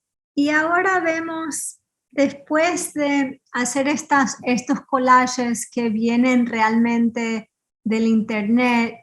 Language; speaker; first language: Spanish; early bilingual, heritage; Spanish